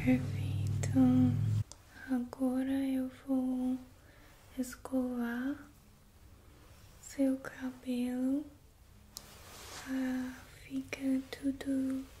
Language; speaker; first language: Portuguese; non-native, learner; English